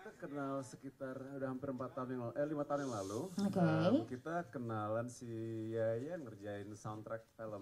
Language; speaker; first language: Indonesian; early bilingual, heritage; English